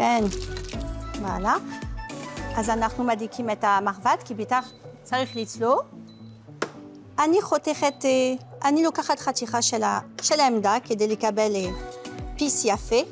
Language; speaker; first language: Hebrew; non-native, fluent; French